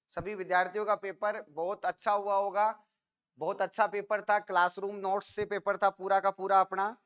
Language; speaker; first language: Hindi; native; Hindi